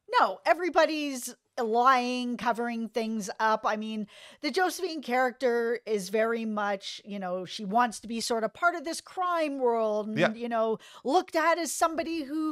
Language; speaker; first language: English; native; English